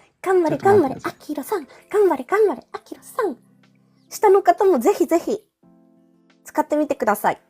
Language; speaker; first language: Japanese; non-native, fluent; Filipino